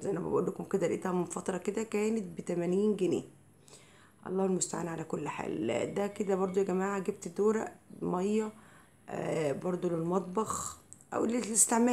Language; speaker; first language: Arabic; native; Arabic